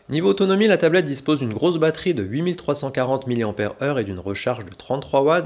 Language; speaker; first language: French; native; French